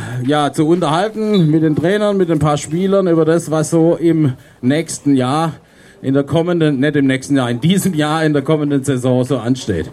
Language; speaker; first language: German; native; German